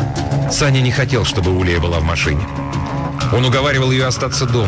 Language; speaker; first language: Russian; native; Russian